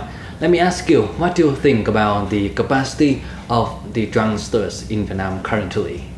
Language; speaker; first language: English; non-native, fluent; Vietnamese